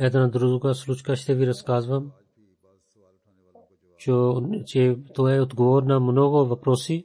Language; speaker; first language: Bulgarian; non-native, fluent; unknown